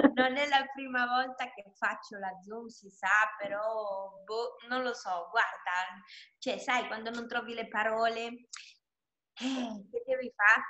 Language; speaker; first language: Italian; non-native, fluent; Romanian